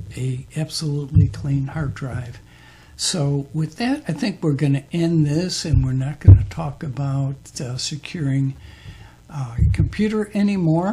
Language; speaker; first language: English; native; English